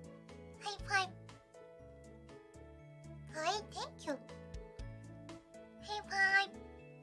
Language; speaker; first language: English; non-native, learner; Japanese